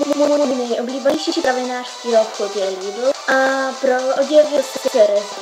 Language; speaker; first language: Czech; early bilingual, other home language; Russian